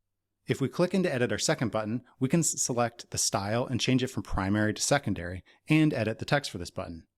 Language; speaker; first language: English; native; English